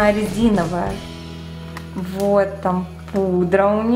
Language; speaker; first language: Russian; native; Russian